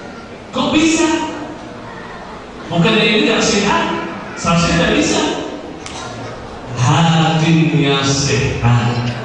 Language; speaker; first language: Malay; non-native, fluent; Arabic